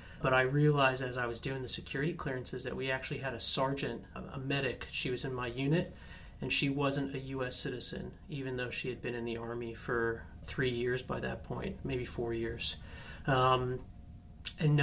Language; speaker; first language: English; native; English